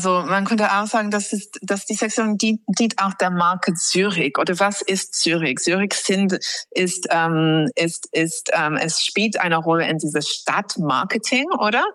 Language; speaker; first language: German; non-native, fluent; English